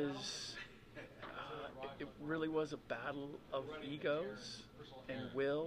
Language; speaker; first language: English; early bilingual, other home language; German